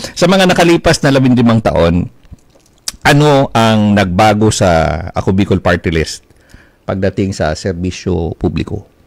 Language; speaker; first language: Filipino; non-native, local second language; Bikol